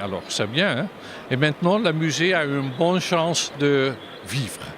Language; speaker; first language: French; non-native, learner; German